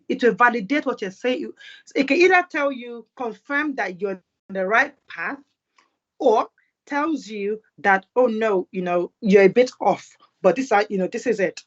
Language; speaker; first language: English; non-native, local second language; Yoruba